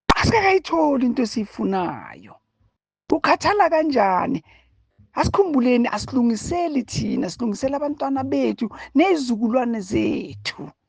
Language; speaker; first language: Zulu; native; Zulu